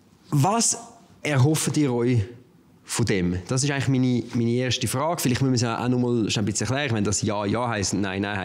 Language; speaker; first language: German; native; German